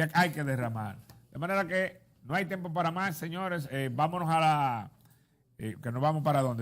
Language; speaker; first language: Spanish; native; Spanish